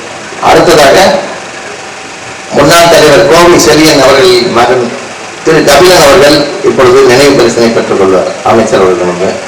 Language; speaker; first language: Tamil; native; Tamil